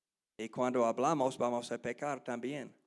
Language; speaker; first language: Spanish; non-native, learner; English